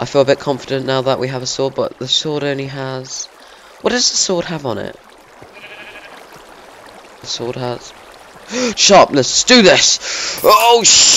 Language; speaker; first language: English; native; English